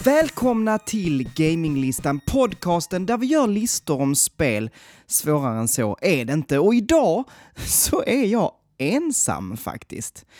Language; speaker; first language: Swedish; native; Swedish